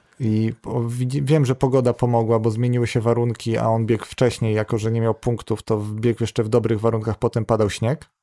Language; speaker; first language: Polish; native; Polish